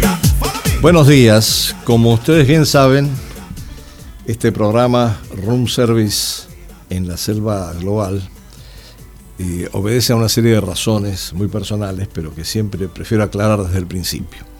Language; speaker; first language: Spanish; native; Spanish